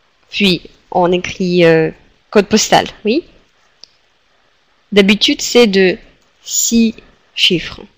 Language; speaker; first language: French; non-native, fluent; Russian